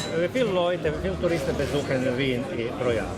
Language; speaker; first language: German; non-native, learner; Croatian